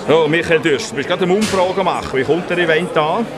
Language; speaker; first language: German; native; German